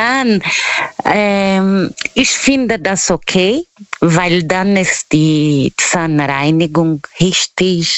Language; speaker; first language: German; non-native, fluent; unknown